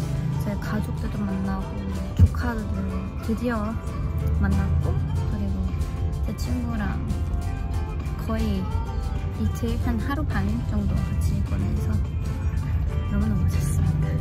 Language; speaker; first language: Korean; non-native, fluent; Thai